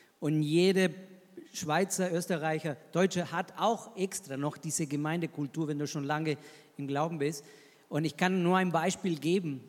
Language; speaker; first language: German; non-native, fluent; Spanish